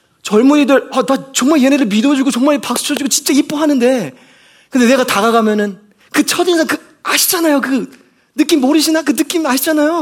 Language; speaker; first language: Korean; native; Korean